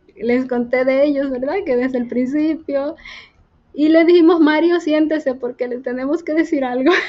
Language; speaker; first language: Spanish; native; Spanish